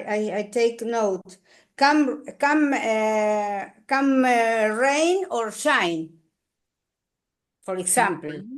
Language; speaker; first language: English; non-native, learner; Spanish